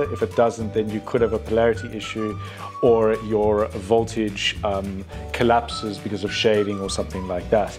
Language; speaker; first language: English; native; English